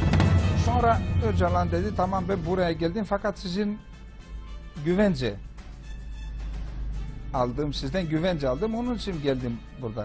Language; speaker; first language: Turkish; non-native, fluent; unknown